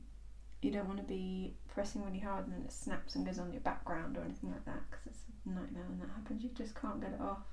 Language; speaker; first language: English; native; English